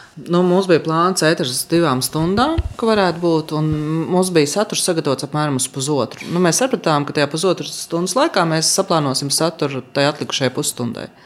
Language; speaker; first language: Latvian; native; Latvian